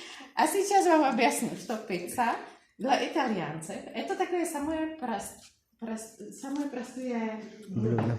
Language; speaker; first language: Russian; non-native, learner; Czech